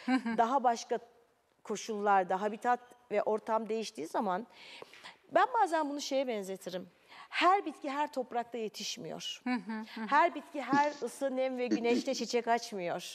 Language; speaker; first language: Turkish; native; Turkish